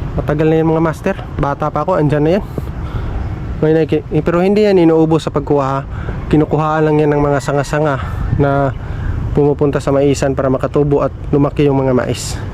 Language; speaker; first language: Filipino; non-native, local second language; Cebuano